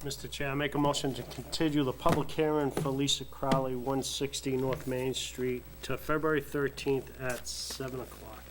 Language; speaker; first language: English; native; English